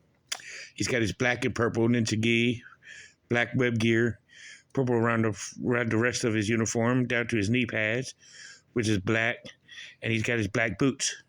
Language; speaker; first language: English; native; English